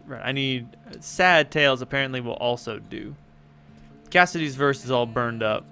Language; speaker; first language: English; native; English